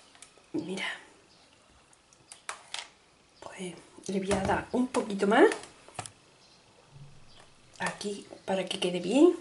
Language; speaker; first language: Spanish; native; Spanish